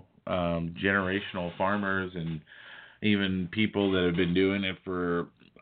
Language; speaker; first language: English; native; English